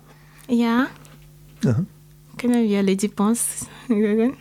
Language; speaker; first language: German; non-native, learner; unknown